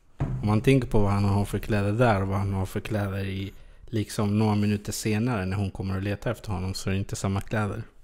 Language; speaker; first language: Swedish; native; Swedish